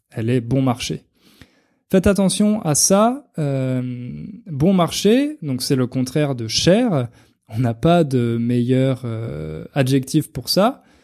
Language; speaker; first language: French; native; French